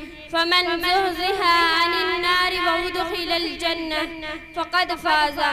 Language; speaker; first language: Arabic; non-native, learner; Urdu